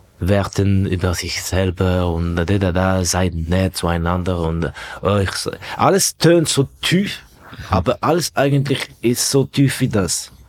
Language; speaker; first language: German; non-native, fluent; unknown